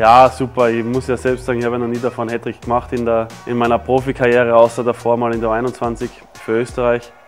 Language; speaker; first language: German; native; German